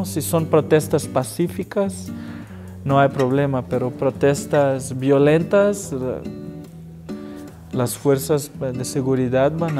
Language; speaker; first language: Spanish; non-native, fluent; Portuguese